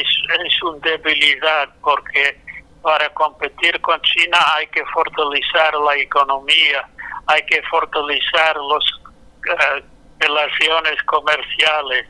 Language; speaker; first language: Spanish; non-native, fluent; English